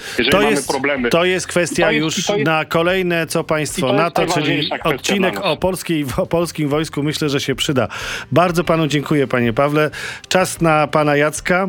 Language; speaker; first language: Polish; native; Polish